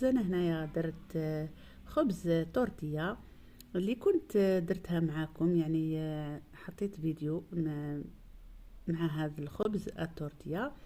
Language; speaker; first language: Arabic; native; Arabic